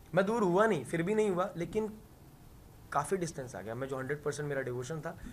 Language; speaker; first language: Hindi; native; Hindi